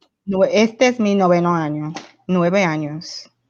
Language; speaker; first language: Spanish; non-native, fluent; English